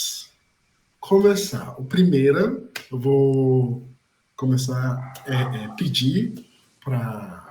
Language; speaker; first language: Portuguese; non-native, fluent; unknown